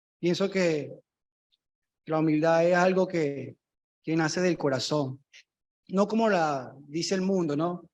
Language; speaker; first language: Spanish; native; Spanish